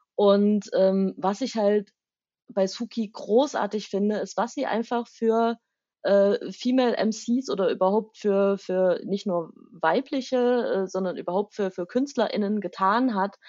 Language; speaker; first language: German; native; German